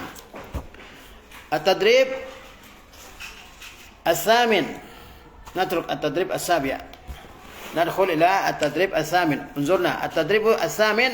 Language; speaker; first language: Arabic; non-native, fluent; Indonesian